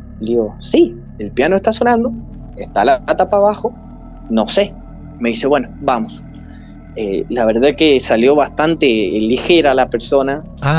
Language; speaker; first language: Spanish; native; Spanish